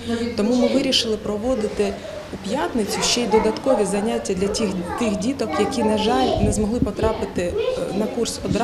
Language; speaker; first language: Ukrainian; native; Ukrainian